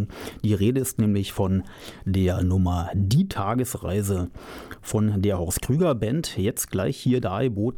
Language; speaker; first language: German; native; German